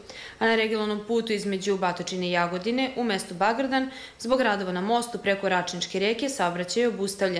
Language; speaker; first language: Serbian; native; Serbian